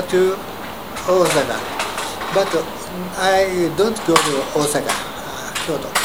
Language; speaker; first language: English; non-native, learner; Japanese